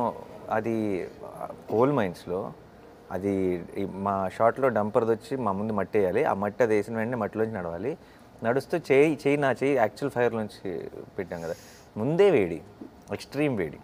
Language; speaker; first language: Telugu; native; Telugu